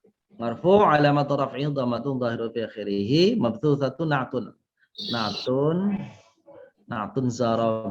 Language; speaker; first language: Arabic; non-native, fluent; Indonesian